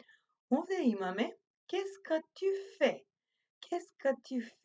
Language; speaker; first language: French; non-native, fluent; Macedonian